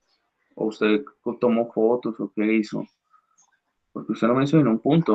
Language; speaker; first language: Spanish; native; Spanish